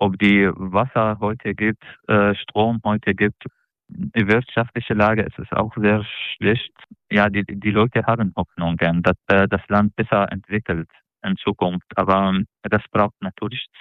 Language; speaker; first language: German; non-native, fluent; Arabic